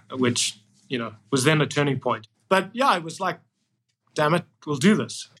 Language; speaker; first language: English; native; English